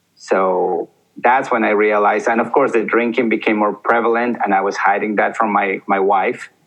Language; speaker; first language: English; early bilingual, other home language; Spanish